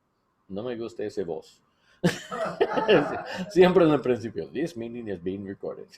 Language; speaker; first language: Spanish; non-native, learner; English